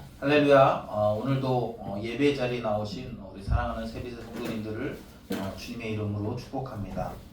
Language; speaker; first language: Korean; native; Korean